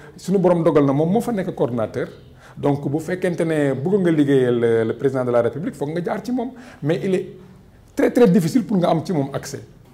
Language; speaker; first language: Wolof; native; Wolof